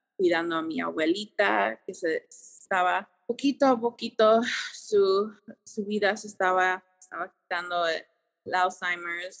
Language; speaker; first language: Spanish; early bilingual, heritage; Spanish